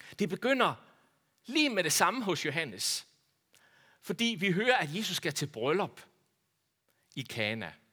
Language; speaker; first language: Danish; native; Danish